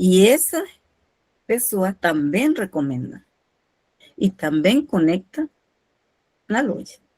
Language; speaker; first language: Portuguese; non-native, fluent; Spanish